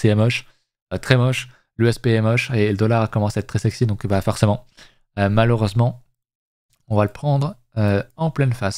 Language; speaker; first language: French; native; French